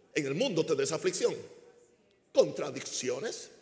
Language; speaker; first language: Spanish; early bilingual, heritage; Spanish